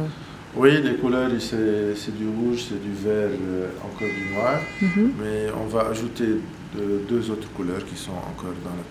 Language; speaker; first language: French; non-native, local second language; Arabic